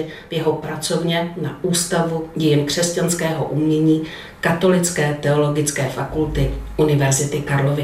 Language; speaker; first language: Czech; native; Czech